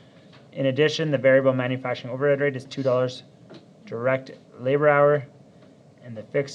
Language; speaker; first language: English; native; English